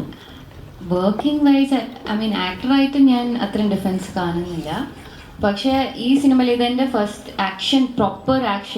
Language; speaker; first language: Malayalam; early bilingual, heritage; Malayalam